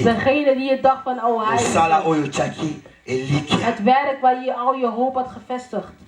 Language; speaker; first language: Dutch; non-native, fluent; Lingala